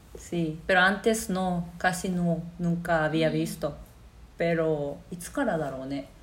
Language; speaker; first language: Spanish; non-native, learner; Japanese